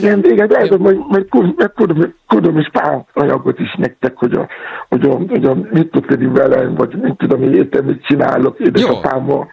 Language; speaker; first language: Hungarian; non-native, fluent; Yoruba